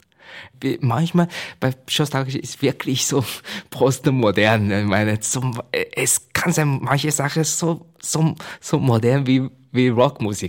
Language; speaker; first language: German; non-native, learner; Chinese